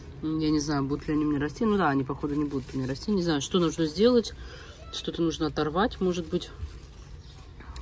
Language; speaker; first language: Russian; native; Russian